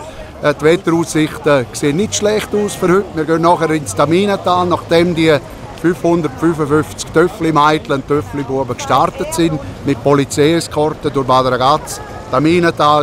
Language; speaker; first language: German; native; German